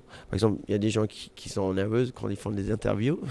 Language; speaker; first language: French; non-native, fluent; German